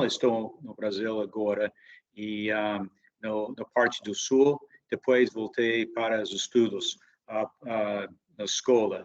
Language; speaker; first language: Portuguese; non-native, fluent; English